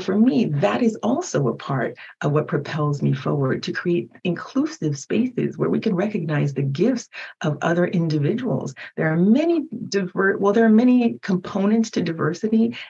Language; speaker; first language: English; early bilingual, other home language; Haitian Creole